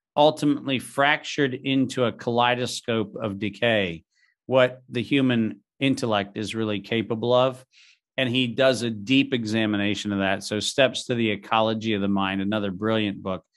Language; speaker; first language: English; native; English